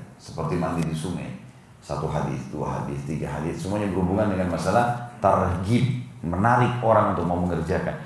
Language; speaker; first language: Indonesian; native; Indonesian